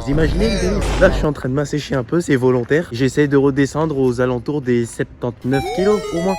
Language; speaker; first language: French; native; French